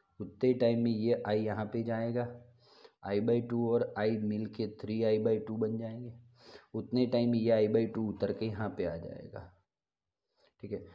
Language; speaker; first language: Hindi; non-native, local second language; Gujarati